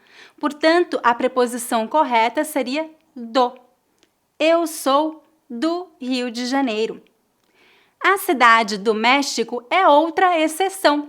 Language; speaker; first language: Portuguese; native; Portuguese